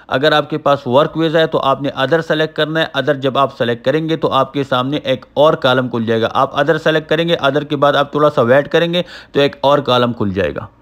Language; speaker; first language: Urdu; native; Urdu